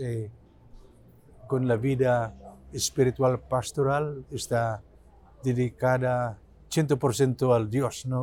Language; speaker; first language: Spanish; non-native, learner; Cebuano